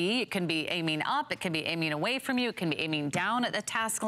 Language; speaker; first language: English; native; English